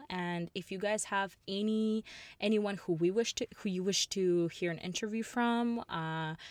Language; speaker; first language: English; early bilingual, other home language; Russian